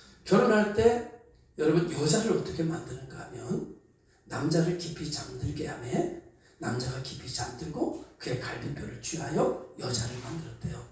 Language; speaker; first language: Korean; native; Korean